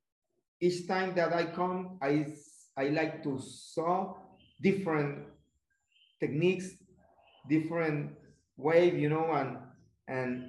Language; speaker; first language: English; non-native, learner; Spanish